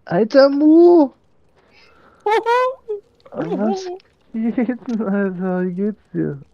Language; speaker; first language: German; native; German